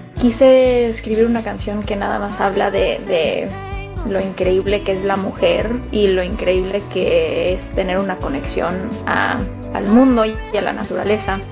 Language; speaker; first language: Spanish; early bilingual, heritage; Spanish